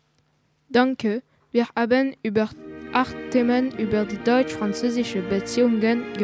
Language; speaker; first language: German; non-native, learner; French